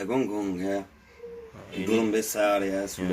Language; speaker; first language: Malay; non-native, learner; French